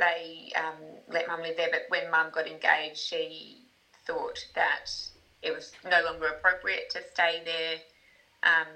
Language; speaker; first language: English; native; English